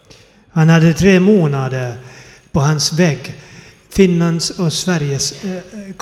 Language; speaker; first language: Swedish; non-native, fluent; Finnish